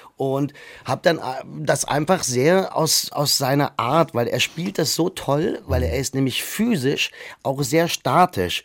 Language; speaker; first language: German; native; German